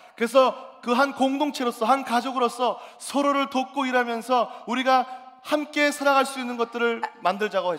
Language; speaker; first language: Korean; native; Korean